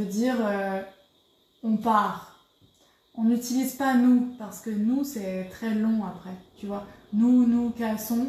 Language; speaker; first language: French; native; French